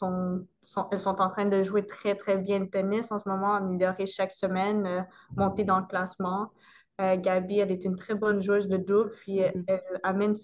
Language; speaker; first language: French; non-native, local second language; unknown